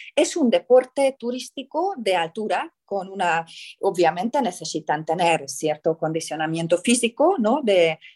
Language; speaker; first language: Spanish; non-native, fluent; Hungarian